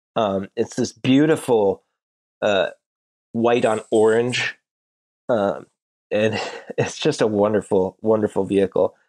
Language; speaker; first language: English; native; English